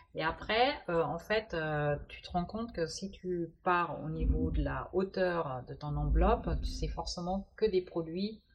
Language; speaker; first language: French; non-native, fluent; German